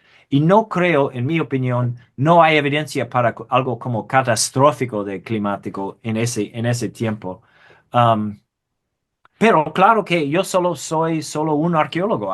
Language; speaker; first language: Spanish; non-native, fluent; English